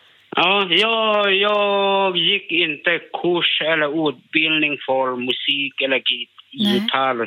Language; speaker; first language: Swedish; non-native, learner; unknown